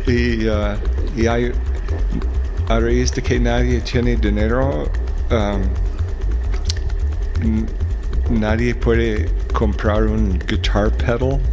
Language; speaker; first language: Spanish; non-native, fluent; English